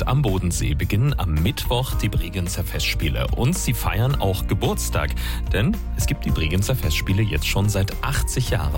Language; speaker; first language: German; native; German